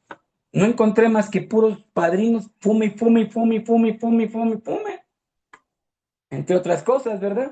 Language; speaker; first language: Spanish; native; Spanish